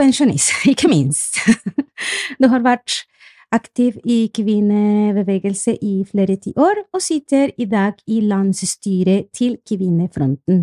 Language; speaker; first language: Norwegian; non-native, fluent; Spanish